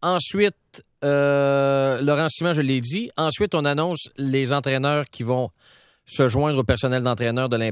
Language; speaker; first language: French; native; French